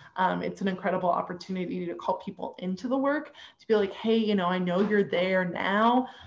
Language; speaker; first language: English; native; English